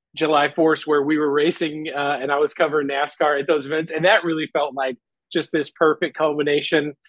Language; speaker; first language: English; native; English